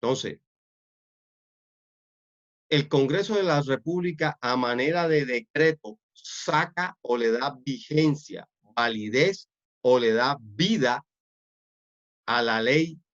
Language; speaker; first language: Spanish; native; Spanish